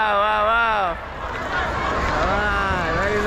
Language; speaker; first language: English; non-native, learner; Russian